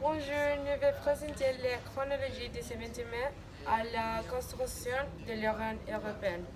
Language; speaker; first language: French; non-native, learner; Spanish